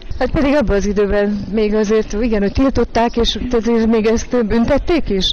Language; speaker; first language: Hungarian; native; Hungarian